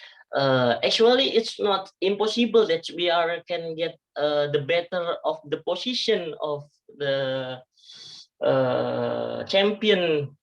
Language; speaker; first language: English; non-native, learner; Indonesian